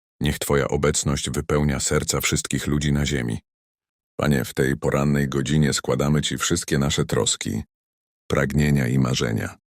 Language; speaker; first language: Polish; native; Polish